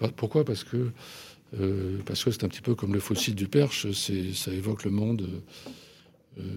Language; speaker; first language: French; native; French